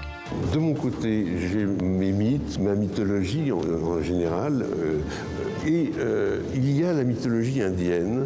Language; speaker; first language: French; native; French